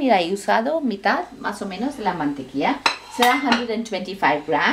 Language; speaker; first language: Spanish; non-native, fluent; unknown